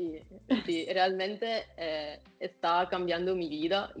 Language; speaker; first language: Spanish; non-native, fluent; Italian